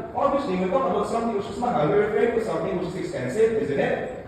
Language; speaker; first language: English; non-native, local second language; Filipino